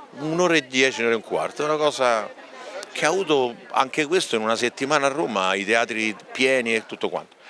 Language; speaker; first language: Italian; native; Italian